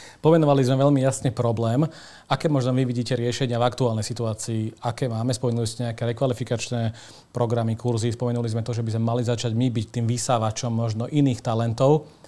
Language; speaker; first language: Slovak; native; Slovak